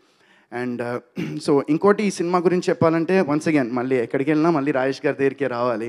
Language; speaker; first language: Telugu; native; Telugu